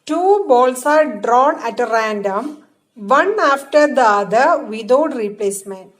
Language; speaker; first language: English; non-native, local second language; Malayalam